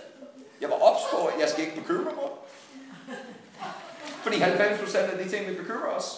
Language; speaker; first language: Danish; non-native, fluent; English